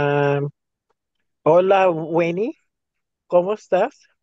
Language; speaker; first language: Spanish; non-native, learner; English